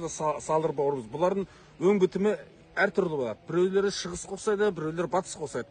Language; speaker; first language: Turkish; non-native, learner; Kazakh